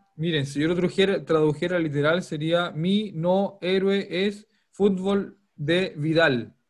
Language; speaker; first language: Spanish; native; Spanish